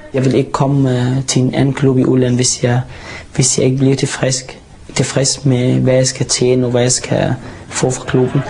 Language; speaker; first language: Danish; non-native, fluent; Arabic